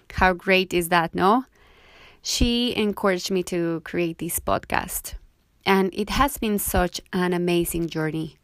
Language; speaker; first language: English; non-native, fluent; Spanish